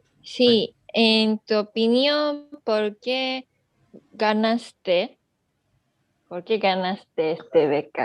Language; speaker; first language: Spanish; non-native, learner; Japanese